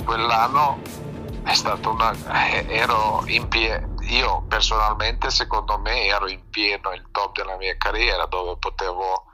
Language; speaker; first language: Italian; non-native, fluent; Serbian